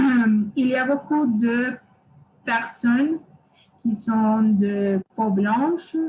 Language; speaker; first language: French; non-native, fluent; Spanish